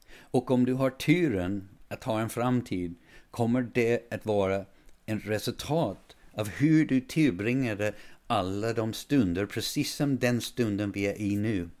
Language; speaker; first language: Swedish; non-native, fluent; English